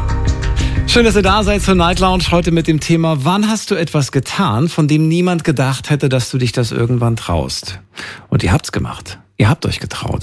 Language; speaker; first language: German; native; German